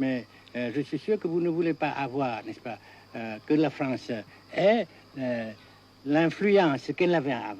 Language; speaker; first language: French; non-native, local second language; Vietnamese